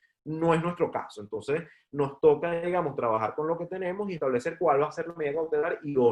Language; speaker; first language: Spanish; native; Spanish